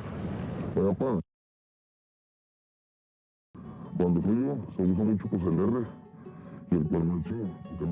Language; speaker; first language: Spanish; native; Spanish